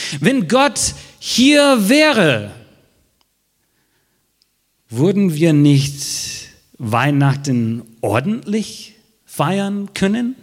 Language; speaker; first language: German; non-native, fluent; English